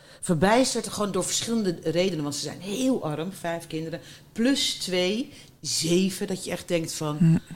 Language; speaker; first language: Dutch; early bilingual, other home language; Turkish